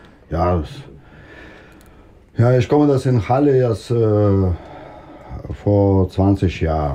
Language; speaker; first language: German; non-native, learner; Russian